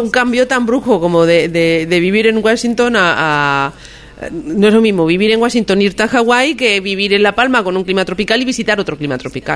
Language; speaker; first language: Spanish; native; Spanish